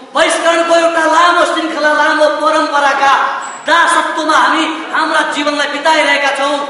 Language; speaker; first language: Nepali; non-native, local second language; Maithili